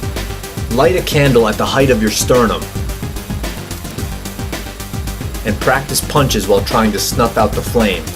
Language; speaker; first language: English; native; English